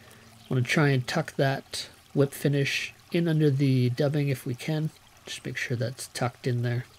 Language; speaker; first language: English; native; English